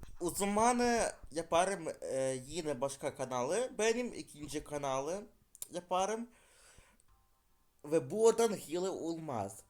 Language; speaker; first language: Turkish; non-native, learner; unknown